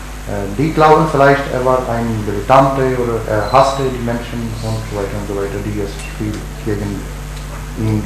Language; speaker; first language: German; non-native, learner; Urdu